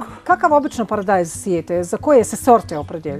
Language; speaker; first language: Croatian; native; Croatian